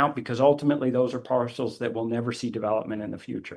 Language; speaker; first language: English; native; English